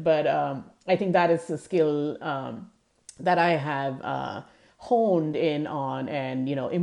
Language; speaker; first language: English; non-native, local second language; Hindi